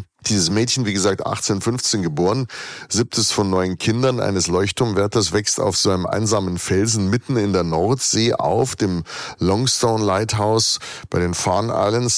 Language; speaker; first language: German; native; German